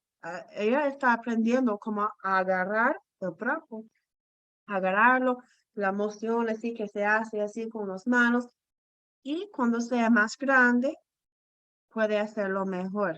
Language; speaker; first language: Spanish; non-native, fluent; English